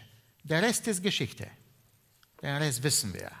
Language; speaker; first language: German; non-native, fluent; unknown